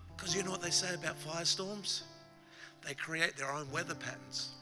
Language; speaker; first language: English; native; English